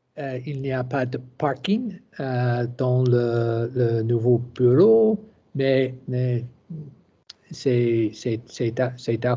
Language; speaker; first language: French; non-native, learner; English